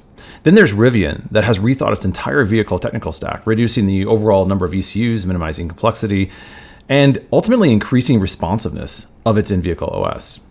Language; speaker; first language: English; native; English